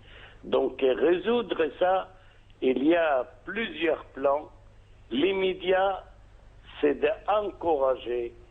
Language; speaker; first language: French; non-native, fluent; Arabic